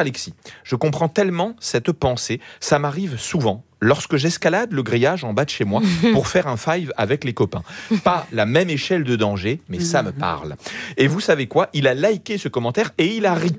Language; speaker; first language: French; native; French